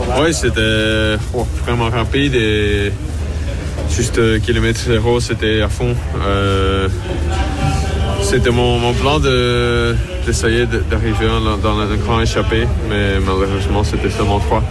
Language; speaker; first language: French; non-native, local second language; Dutch